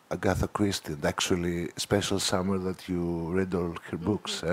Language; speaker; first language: English; non-native, fluent; Greek